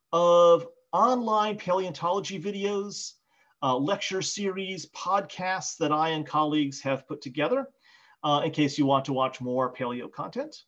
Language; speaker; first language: English; native; English